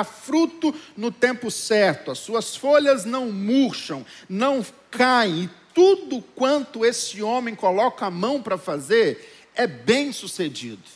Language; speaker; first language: Portuguese; native; Portuguese